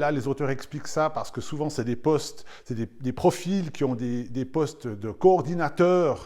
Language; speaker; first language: French; native; French